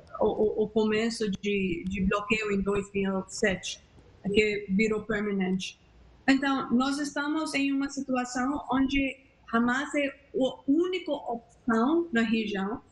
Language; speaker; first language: Portuguese; non-native, fluent; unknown